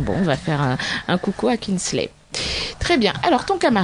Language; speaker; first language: French; native; French